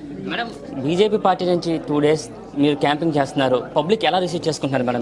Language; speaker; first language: Telugu; native; Telugu